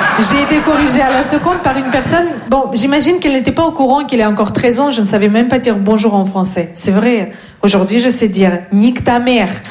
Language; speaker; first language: French; non-native, fluent; Russian